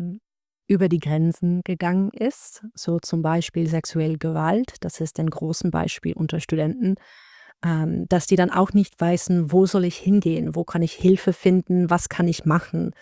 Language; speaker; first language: German; non-native, learner; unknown